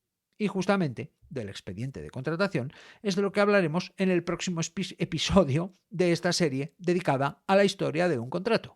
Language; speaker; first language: Spanish; native; Spanish